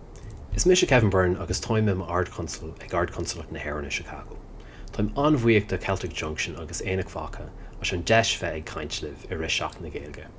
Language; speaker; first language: Irish; non-native, local second language; English